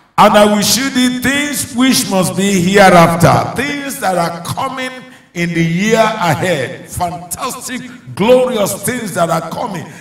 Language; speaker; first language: English; non-native, local second language; Yoruba